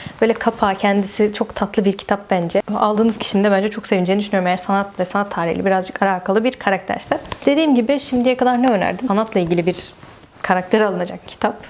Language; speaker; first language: Turkish; native; Turkish